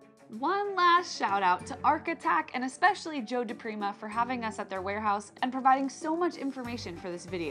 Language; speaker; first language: English; native; English